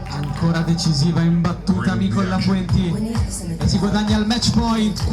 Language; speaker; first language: Italian; native; Italian